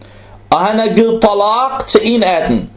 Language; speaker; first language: Danish; non-native, fluent; Arabic